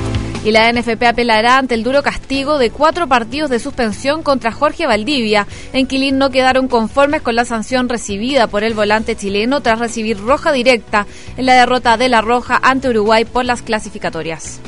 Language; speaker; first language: Spanish; native; Spanish